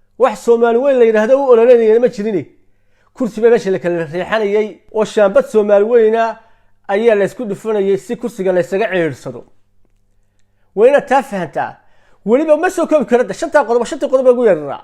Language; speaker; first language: Somali; native; Somali